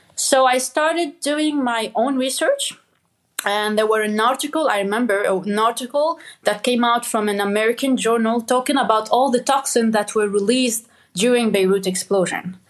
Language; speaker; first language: English; non-native, fluent; Arabic